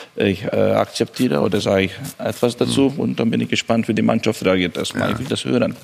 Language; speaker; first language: German; non-native, fluent; Hungarian